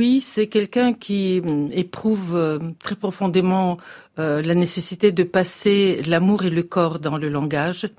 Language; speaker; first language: French; non-native, fluent; Bulgarian